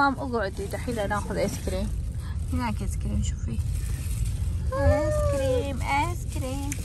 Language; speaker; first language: Arabic; non-native, fluent; Urdu